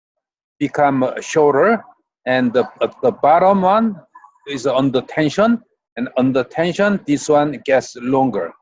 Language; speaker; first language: English; non-native, fluent; Korean